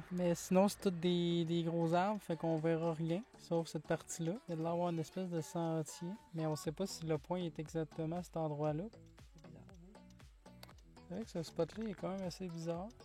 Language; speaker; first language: French; native; French